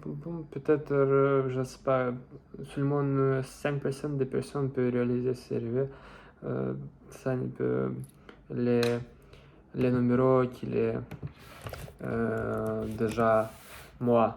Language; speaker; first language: French; non-native, learner; Russian